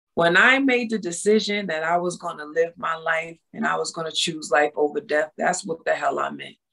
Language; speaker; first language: English; native; English